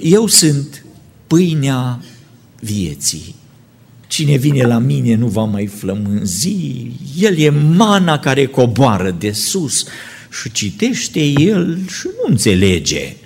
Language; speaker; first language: Romanian; native; Romanian